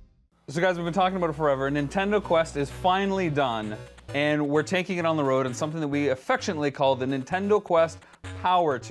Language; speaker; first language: English; native; English